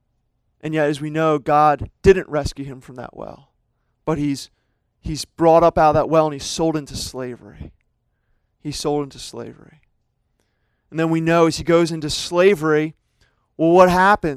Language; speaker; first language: English; native; English